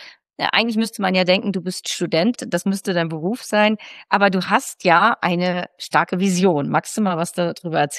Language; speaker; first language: German; native; German